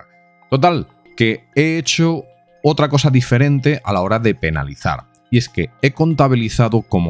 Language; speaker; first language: Spanish; native; Spanish